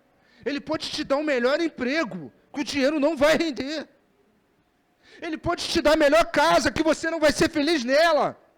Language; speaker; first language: Portuguese; native; Portuguese